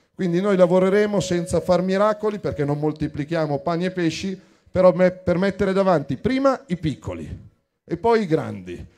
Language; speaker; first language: Italian; native; Italian